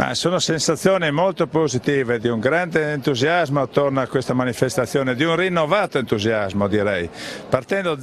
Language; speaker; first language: Italian; native; Italian